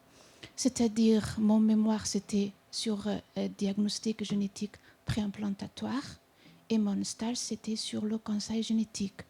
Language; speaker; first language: French; non-native, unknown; Persian